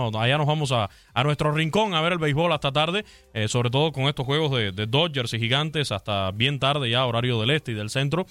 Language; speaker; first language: Spanish; native; Spanish